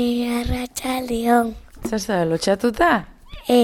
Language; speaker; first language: Basque; non-native, local second language; Spanish